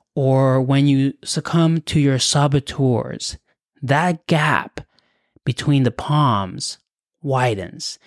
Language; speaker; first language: English; early bilingual, other home language; Spanish